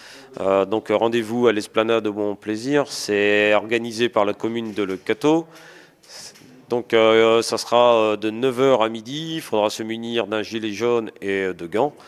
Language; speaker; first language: French; native; French